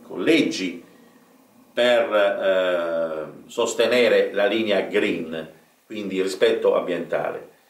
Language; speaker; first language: Italian; native; Italian